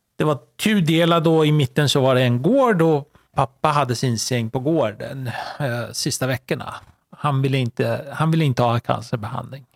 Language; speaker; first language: Swedish; non-native, fluent; Persian